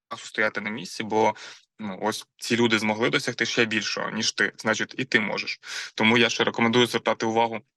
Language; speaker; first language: Ukrainian; non-native, local second language; Russian